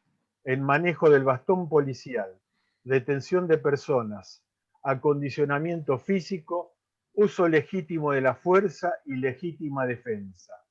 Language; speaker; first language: Spanish; native; Spanish